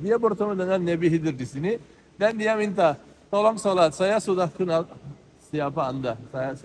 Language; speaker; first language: Indonesian; non-native, fluent; Turkish